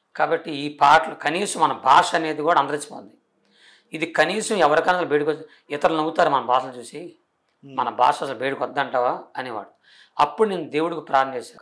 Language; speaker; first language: Telugu; non-native, local second language; Koya